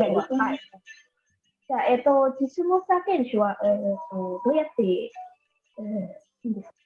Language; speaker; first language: Japanese; non-native, learner; Indonesian